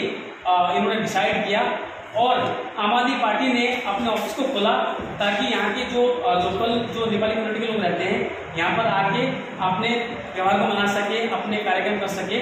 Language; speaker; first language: Hindi; native; Hindi